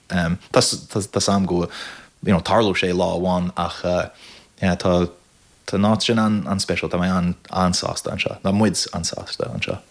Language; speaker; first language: Irish; non-native, fluent; English